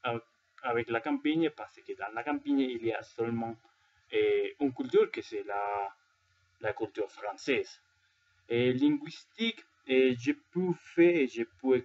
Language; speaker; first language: French; non-native, learner; Spanish